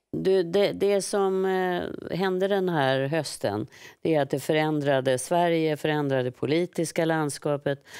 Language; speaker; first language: Swedish; native; Swedish